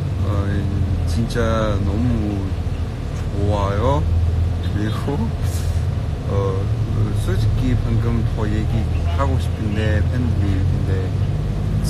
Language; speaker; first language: Korean; non-native, learner; Cantonese